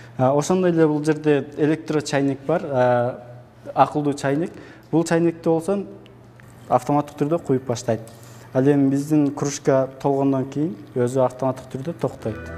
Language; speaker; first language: Kyrgyz; early bilingual, heritage; Kyrgyz